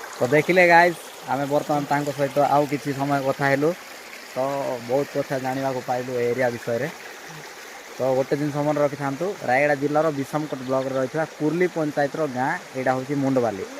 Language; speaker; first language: Odia; native; Odia